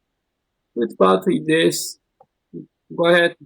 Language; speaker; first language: English; non-native, learner; Japanese